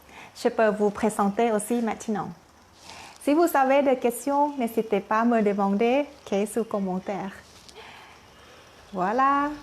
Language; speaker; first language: French; non-native, learner; Thai